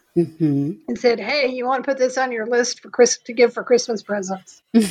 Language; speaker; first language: English; native; English